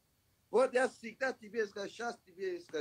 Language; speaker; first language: Russian; non-native, learner; Persian